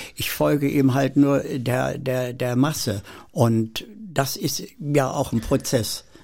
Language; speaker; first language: German; native; German